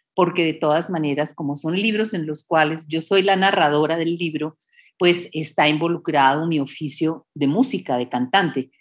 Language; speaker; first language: Spanish; native; Spanish